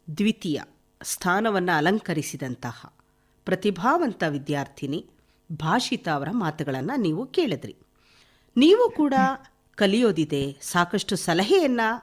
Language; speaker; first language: Kannada; native; Kannada